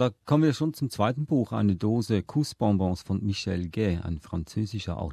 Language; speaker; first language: German; native; German